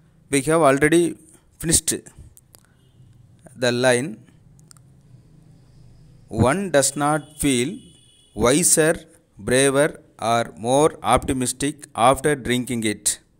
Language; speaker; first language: English; non-native, local second language; Tamil